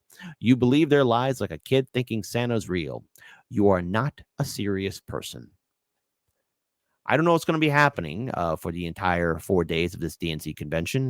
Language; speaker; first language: English; native; English